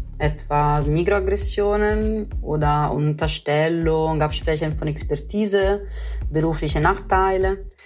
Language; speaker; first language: German; non-native, fluent; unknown